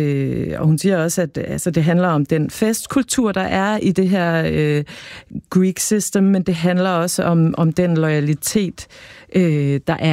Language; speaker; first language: Danish; native; Danish